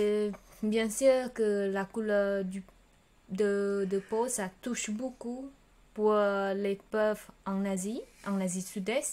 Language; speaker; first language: French; non-native, learner; Khmer